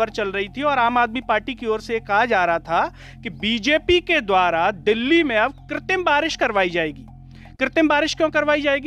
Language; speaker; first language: Hindi; native; Hindi